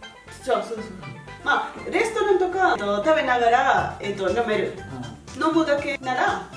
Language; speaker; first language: Japanese; non-native, learner; Spanish